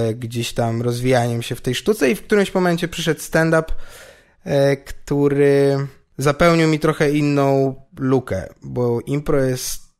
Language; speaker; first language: Polish; native; Polish